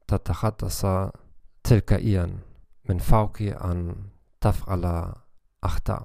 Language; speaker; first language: Arabic; non-native, learner; German